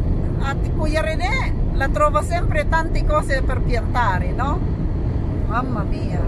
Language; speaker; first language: Italian; non-native, learner; Filipino